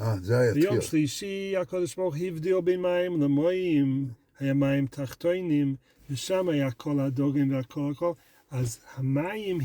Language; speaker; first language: Hebrew; non-native, fluent; English